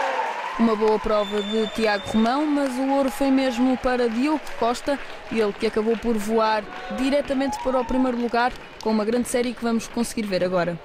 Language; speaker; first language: Portuguese; native; Portuguese